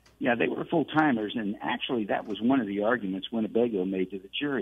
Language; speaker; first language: English; native; English